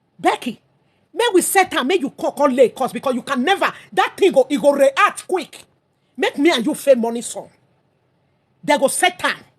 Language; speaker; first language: Nigerian Pidgin; native; Nigerian Pidgin